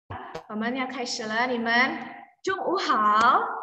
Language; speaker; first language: Chinese; non-native, fluent; Indonesian